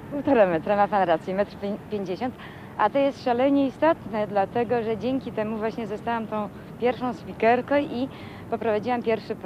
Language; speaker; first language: Polish; native; Polish